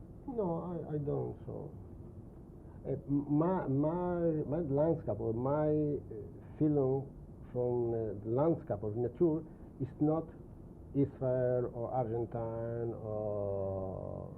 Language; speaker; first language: English; non-native, learner; Spanish